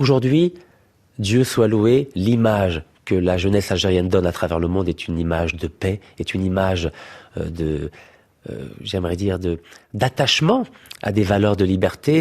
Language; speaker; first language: French; native; French